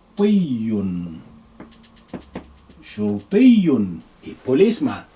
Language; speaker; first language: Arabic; non-native, fluent; English